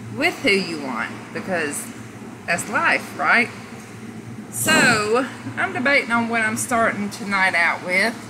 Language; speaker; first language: English; native; English